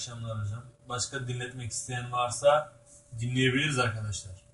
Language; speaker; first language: Turkish; native; Turkish